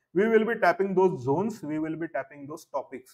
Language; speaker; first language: Hindi; non-native, local second language; Marathi